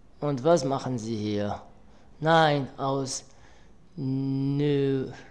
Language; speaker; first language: German; non-native, learner; Arabic